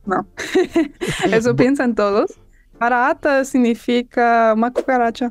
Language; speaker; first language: Portuguese; non-native, fluent; English